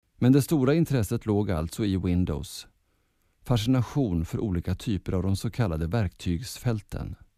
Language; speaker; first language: Swedish; early bilingual, other home language; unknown